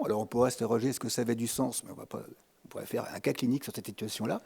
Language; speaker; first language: French; native; French